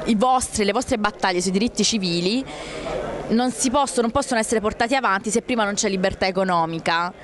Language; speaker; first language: Italian; native; Italian